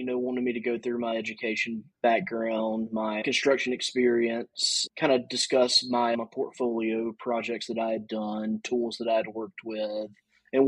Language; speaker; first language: English; native; English